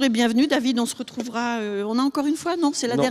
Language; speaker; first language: French; native; French